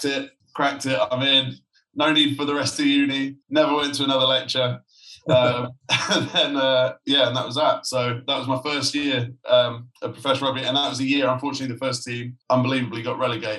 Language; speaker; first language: English; native; English